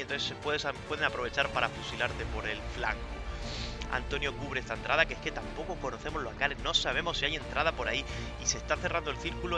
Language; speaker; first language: Spanish; native; Spanish